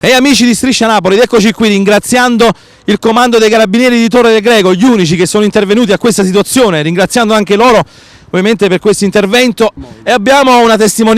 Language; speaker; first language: Italian; native; Italian